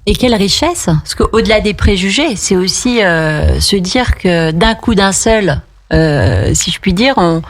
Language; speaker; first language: French; native; French